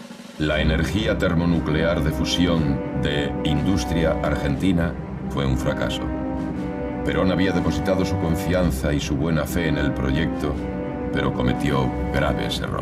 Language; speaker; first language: Spanish; native; Spanish